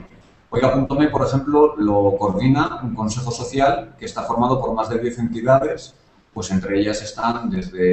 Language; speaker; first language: Spanish; native; Spanish